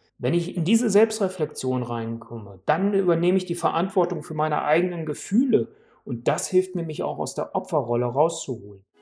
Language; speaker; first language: German; native; German